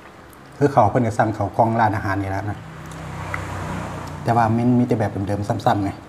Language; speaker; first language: Thai; non-native, local second language; Northeastern Thai